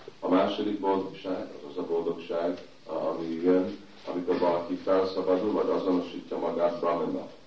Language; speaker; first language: Hungarian; early bilingual, heritage; Hungarian